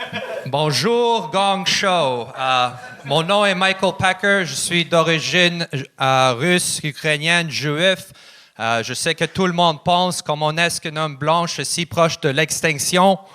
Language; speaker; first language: French; non-native, learner; Russian